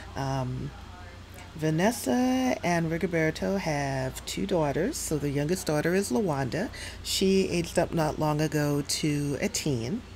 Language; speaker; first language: English; native; English